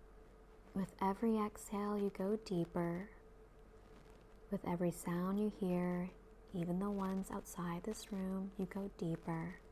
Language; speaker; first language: English; native; English